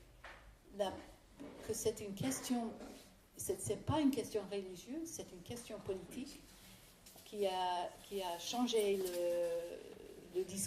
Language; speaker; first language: French; non-native, fluent; English